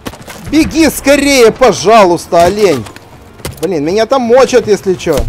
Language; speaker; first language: Russian; native; Russian